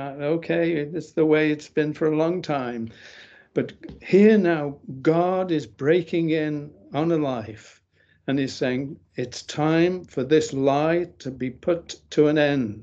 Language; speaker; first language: English; native; English